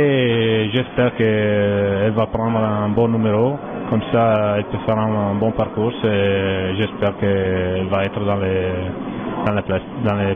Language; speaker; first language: French; non-native, learner; Italian